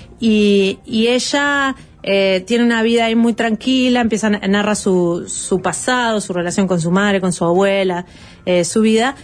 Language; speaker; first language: Spanish; native; Spanish